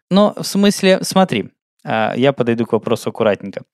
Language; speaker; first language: Russian; native; Russian